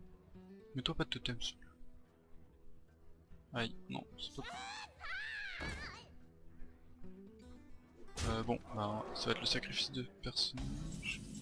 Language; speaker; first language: French; native; French